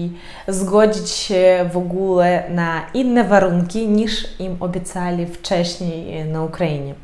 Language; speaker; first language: Polish; non-native, fluent; Ukrainian